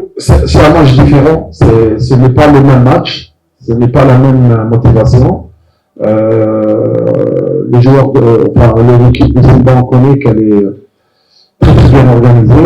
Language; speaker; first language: French; non-native, local second language; Arabic